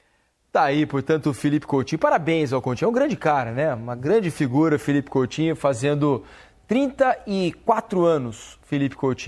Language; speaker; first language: Portuguese; native; Portuguese